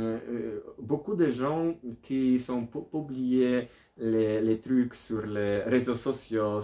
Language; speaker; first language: French; non-native, learner; Polish